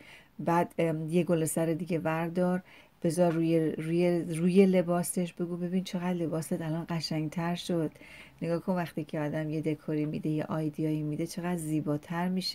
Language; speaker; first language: Persian; native; Persian